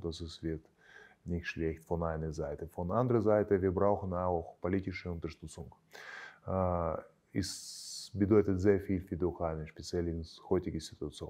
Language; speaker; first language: German; non-native, fluent; Russian